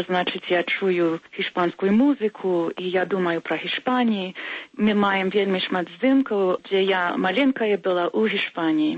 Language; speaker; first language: Belarusian; early bilingual, heritage; Belarusian